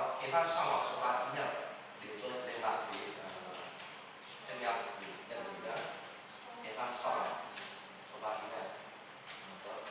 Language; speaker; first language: Chinese; non-native, fluent; Vietnamese